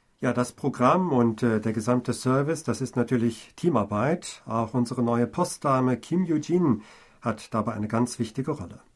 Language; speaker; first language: German; native; German